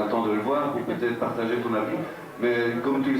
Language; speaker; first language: French; native; French